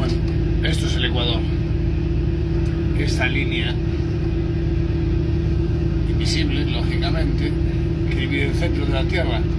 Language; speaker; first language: Spanish; native; Spanish